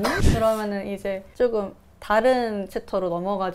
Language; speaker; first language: Korean; native; Korean